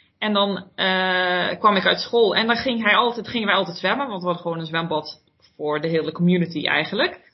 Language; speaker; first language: Dutch; early bilingual, heritage; Dutch